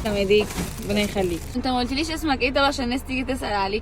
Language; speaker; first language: Arabic; native; Arabic